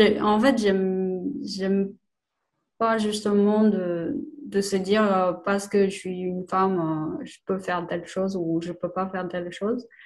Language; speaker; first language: French; non-native, fluent; Chinese